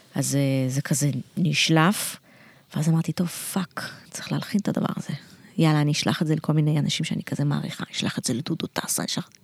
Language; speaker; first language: Hebrew; early bilingual, other home language; Russian